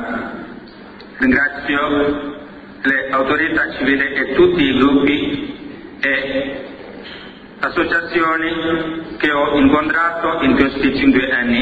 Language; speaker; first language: Italian; non-native, fluent; Malayalam